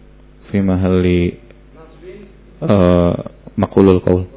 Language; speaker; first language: Arabic; non-native, learner; Indonesian